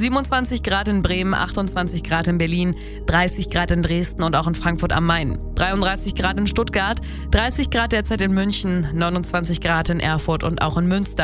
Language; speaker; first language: German; native; German